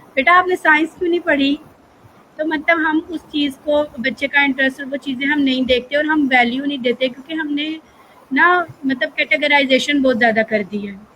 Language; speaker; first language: Urdu; native; Urdu